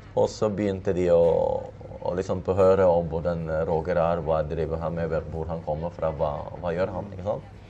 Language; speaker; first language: Norwegian; non-native, fluent; Filipino